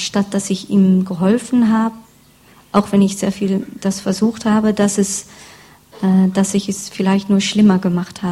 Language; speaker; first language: German; non-native, fluent; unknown